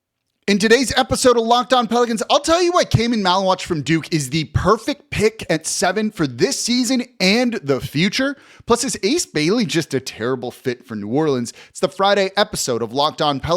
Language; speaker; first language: English; native; English